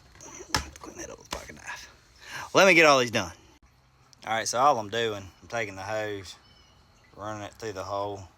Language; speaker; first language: English; native; English